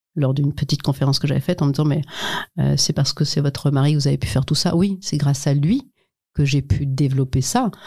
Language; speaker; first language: French; native; French